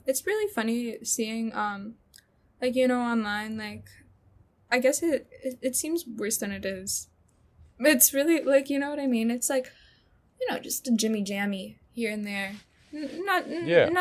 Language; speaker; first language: English; early bilingual, other home language; Russian